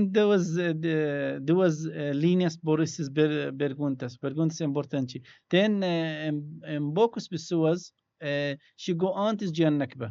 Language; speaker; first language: Portuguese; non-native, learner; Arabic